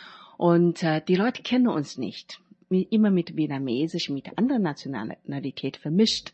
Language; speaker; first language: German; non-native, learner; Chinese